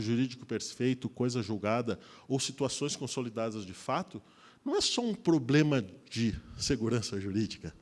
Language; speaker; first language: Portuguese; native; Portuguese